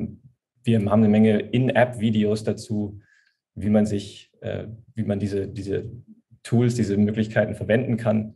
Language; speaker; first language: German; native; German